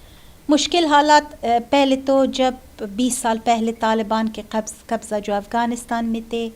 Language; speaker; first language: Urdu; non-native, fluent; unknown